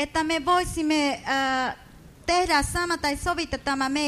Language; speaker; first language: Finnish; non-native, fluent; Spanish